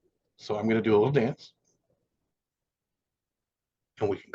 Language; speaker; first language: English; native; English